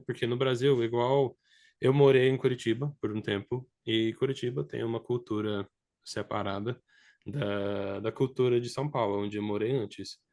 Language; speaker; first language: Portuguese; non-native, fluent; English